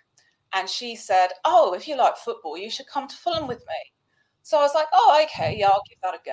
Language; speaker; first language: English; native; English